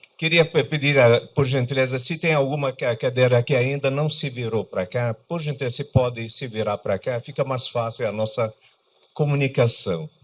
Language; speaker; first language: Portuguese; non-native, fluent; Arabic